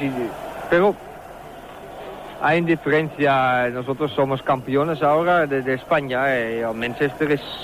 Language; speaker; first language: Spanish; non-native, learner; Dutch